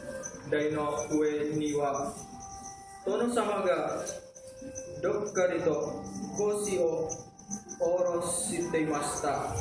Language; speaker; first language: Japanese; non-native, learner; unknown